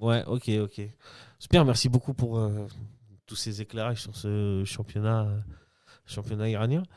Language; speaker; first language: French; native; French